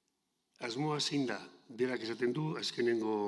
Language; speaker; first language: Basque; native; Basque